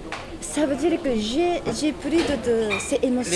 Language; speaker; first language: French; non-native, learner; Japanese